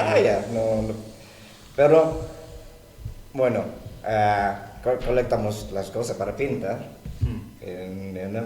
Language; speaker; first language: Spanish; non-native, learner; Thai